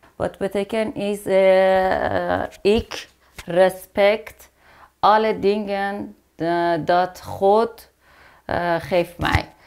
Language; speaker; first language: Dutch; non-native, learner; Persian